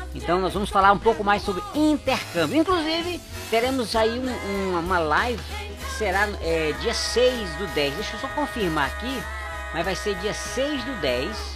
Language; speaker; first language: Portuguese; native; Portuguese